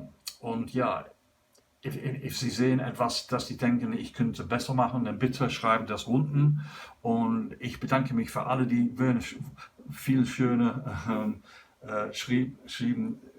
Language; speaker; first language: German; non-native, learner; English